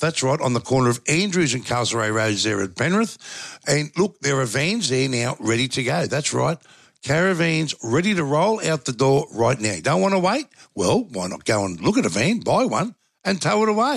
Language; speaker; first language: English; native; English